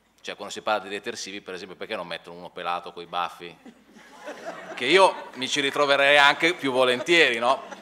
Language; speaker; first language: Italian; native; Italian